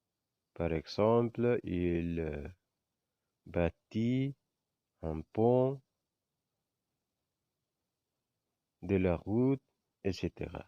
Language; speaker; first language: French; non-native, fluent; Indonesian